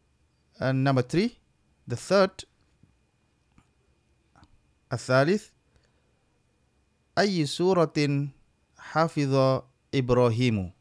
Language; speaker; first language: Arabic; non-native, fluent; Indonesian